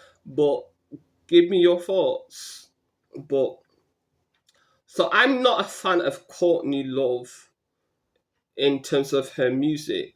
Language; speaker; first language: English; native; English